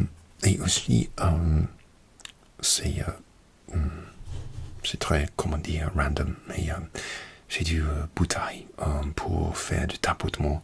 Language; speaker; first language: French; non-native, learner; English